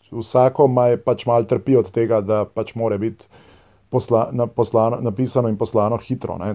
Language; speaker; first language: Slovenian; non-native, local second language; Serbian